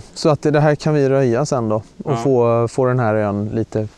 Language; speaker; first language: Swedish; native; Swedish